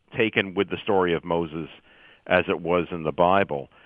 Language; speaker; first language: English; native; English